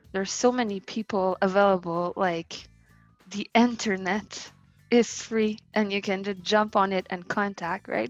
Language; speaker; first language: English; non-native, fluent; French